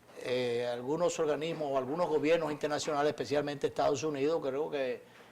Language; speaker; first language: Spanish; native; Spanish